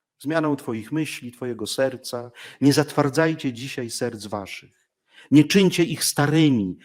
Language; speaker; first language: Polish; native; Polish